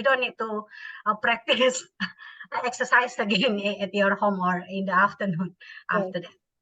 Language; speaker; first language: English; non-native, learner; Indonesian